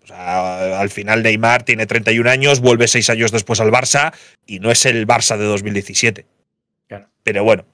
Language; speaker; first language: Spanish; native; Spanish